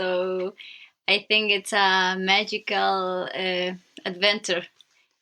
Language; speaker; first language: English; non-native, learner; Spanish